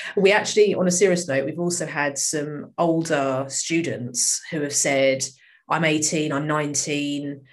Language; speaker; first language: English; native; English